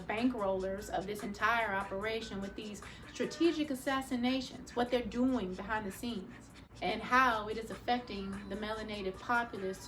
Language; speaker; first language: English; native; English